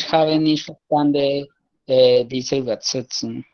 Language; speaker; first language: German; non-native, learner; Spanish